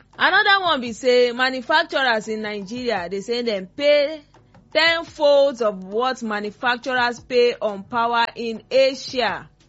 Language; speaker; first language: Nigerian Pidgin; non-native, local second language; Yoruba